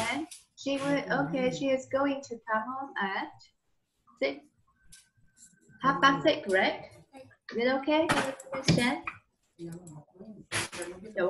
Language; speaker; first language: English; non-native, learner; Vietnamese